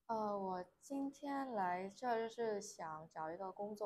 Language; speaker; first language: Chinese; non-native, learner; Vietnamese